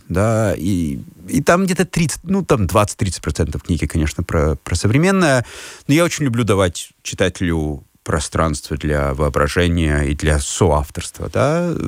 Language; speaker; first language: Russian; non-native, fluent; Lithuanian